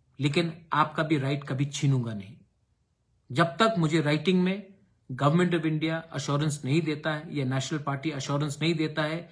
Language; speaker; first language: Hindi; non-native, local second language; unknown